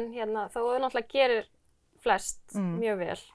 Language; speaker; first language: Icelandic; native; Icelandic